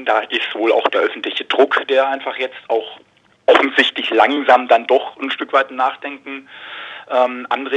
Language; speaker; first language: German; native; German